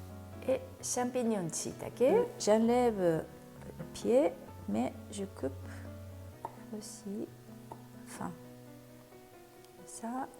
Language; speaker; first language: French; non-native, learner; Japanese